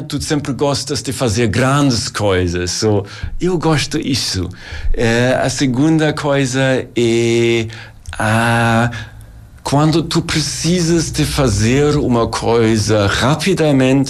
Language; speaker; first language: Portuguese; non-native, learner; German